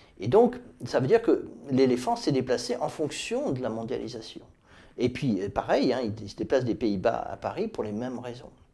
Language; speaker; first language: French; native; French